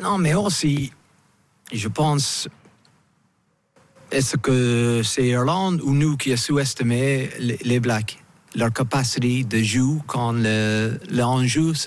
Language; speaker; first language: French; non-native, fluent; English